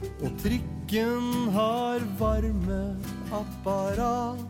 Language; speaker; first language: Norwegian; native; Norwegian